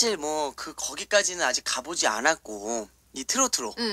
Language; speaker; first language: Korean; native; Korean